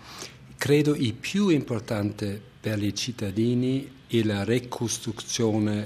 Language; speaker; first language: Italian; non-native, fluent; German